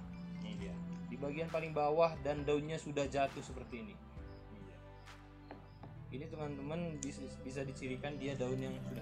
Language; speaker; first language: Indonesian; native; Indonesian